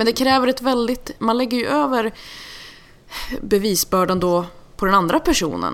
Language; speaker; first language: Swedish; native; Swedish